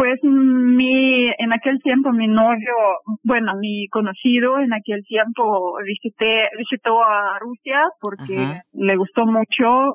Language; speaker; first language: Spanish; non-native, fluent; Russian